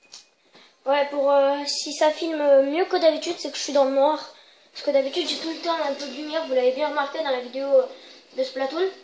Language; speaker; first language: French; native; French